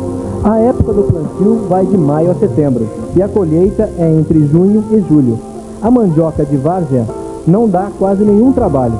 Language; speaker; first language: Portuguese; native; Portuguese